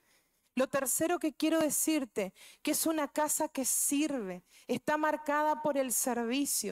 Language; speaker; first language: Spanish; native; Spanish